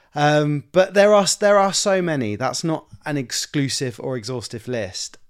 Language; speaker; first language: English; native; English